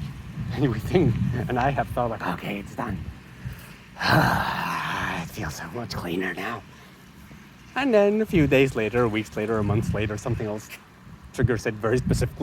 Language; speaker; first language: English; non-native, fluent; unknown